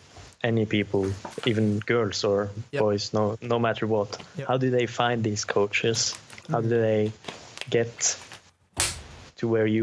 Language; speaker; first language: English; non-native, fluent; Norwegian